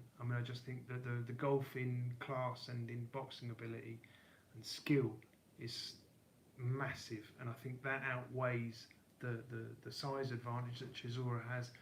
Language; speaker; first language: English; native; English